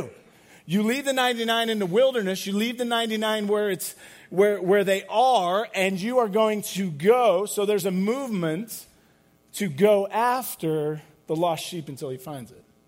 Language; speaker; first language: English; native; English